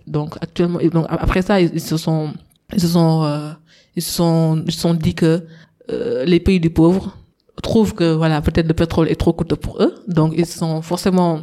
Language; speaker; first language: French; non-native, local second language; Wolof